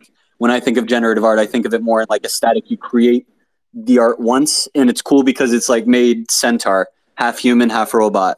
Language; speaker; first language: English; native; English